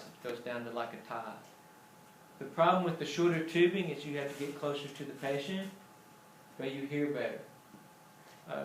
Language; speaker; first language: English; native; English